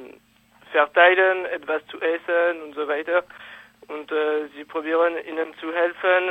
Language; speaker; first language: German; non-native, fluent; French